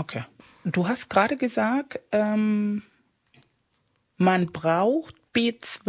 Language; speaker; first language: German; non-native, fluent; Spanish